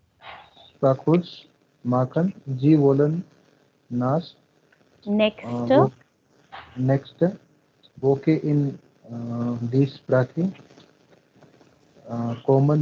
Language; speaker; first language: German; non-native, learner; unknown